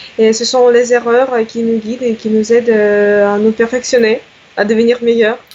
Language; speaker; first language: French; non-native, fluent; Russian